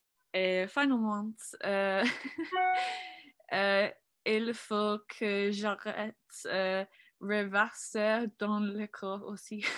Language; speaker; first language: French; non-native, learner; English